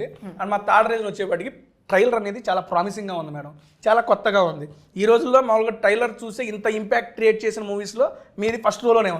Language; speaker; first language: Telugu; native; Telugu